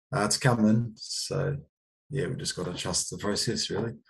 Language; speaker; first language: English; native; English